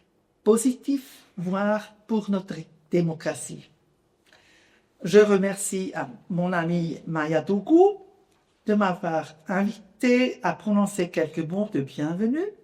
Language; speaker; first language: French; non-native, local second language; German